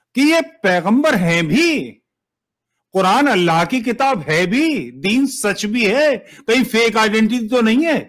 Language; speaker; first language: Hindi; native; Hindi